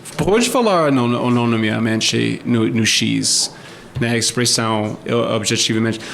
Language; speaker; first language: Portuguese; non-native, fluent; English